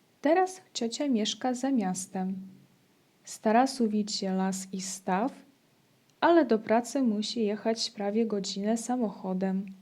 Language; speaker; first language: Polish; non-native, fluent; Ukrainian